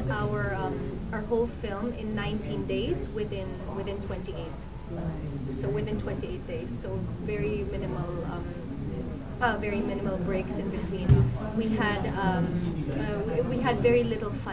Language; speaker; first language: English; non-native, local second language; Filipino